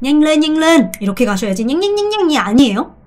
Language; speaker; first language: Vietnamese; non-native, fluent; Korean